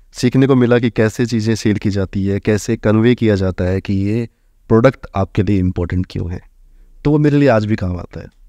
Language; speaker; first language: Hindi; native; Hindi